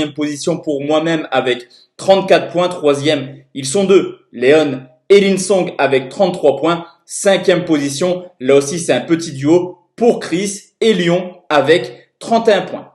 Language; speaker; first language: French; native; French